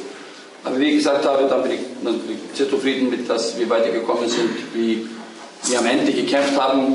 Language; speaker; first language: German; non-native, fluent; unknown